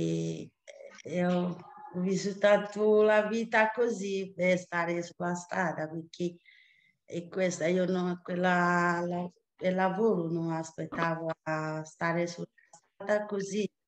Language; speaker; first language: Italian; non-native, learner; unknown